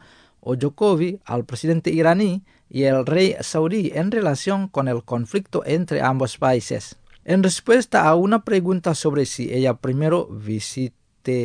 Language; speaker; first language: Spanish; non-native, fluent; Indonesian